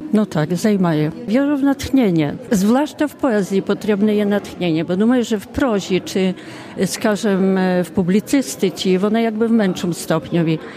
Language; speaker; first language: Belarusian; native; Belarusian